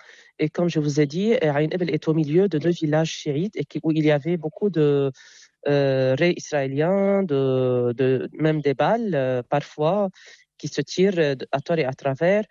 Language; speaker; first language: French; non-native, local second language; Arabic